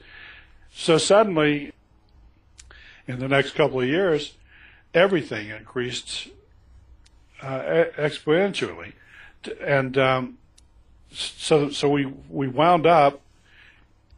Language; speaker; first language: English; native; English